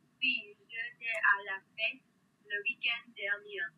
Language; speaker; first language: French; non-native, learner; English